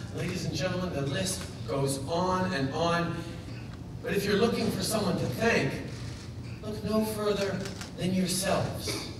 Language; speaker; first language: English; early bilingual, other home language; French